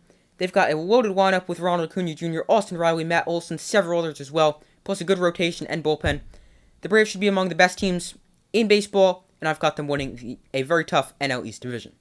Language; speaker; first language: English; native; English